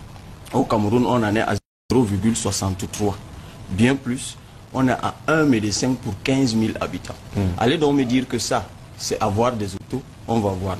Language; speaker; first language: French; non-native, local second language; Basaa